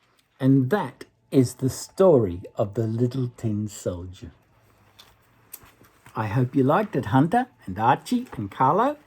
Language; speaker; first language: English; native; English